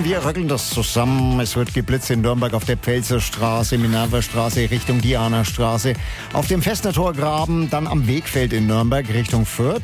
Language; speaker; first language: German; native; German